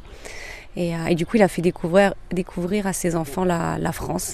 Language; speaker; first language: French; native; French